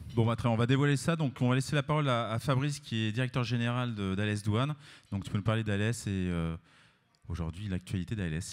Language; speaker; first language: French; native; French